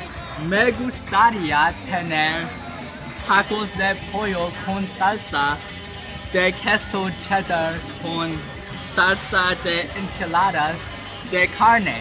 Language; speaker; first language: Spanish; non-native, learner; English